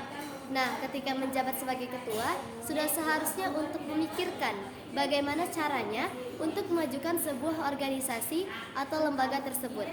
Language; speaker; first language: Indonesian; native; Indonesian